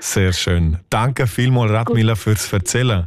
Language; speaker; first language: German; native; German